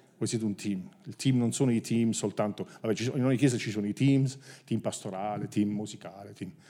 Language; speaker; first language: Italian; native; Italian